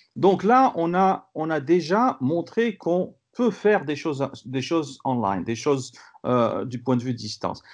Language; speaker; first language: French; non-native, local second language; Kabyle